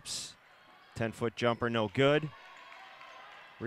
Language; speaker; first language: English; native; English